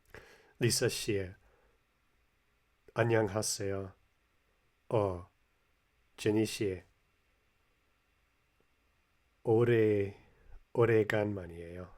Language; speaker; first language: Korean; non-native, learner; English